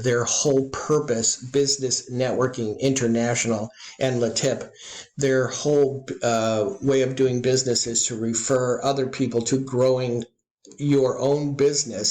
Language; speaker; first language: English; native; English